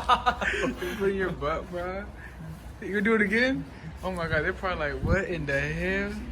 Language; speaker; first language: English; native; English